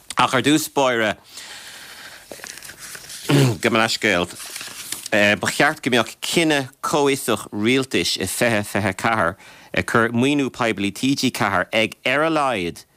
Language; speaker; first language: Irish; native; Irish